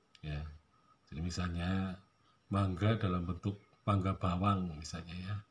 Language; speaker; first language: Indonesian; non-native, local second language; Javanese